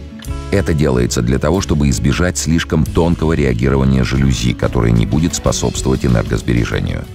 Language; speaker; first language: Russian; native; Russian